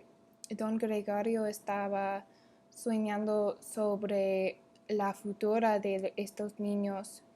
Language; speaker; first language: Spanish; non-native, learner; English